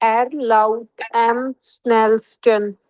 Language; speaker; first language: German; non-native, learner; Hindi